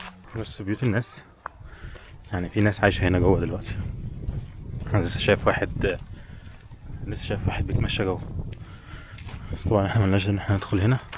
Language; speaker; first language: Arabic; native; Arabic